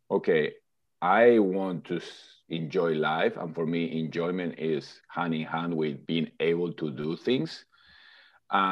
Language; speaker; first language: English; non-native, fluent; Spanish